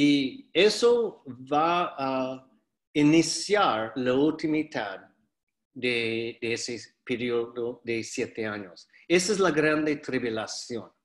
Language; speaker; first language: Spanish; non-native, fluent; English